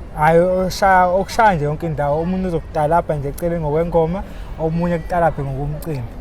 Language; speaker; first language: Zulu; native; Zulu